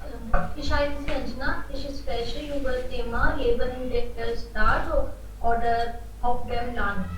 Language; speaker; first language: German; non-native, learner; Hindi